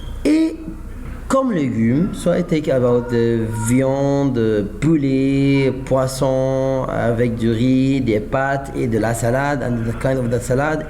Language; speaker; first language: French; non-native, fluent; Arabic